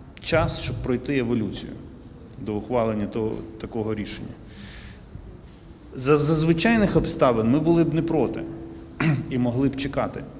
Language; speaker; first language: Ukrainian; native; Ukrainian